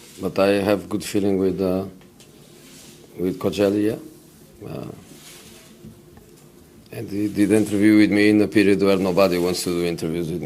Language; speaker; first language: English; non-native, fluent; Portuguese